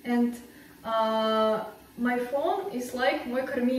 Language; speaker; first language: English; non-native, learner; Russian